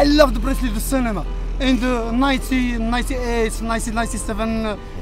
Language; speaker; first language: English; non-native, learner; Arabic